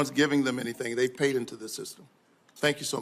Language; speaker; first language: English; native; English